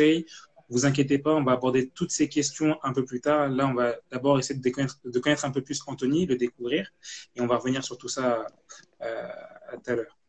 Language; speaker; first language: French; native; French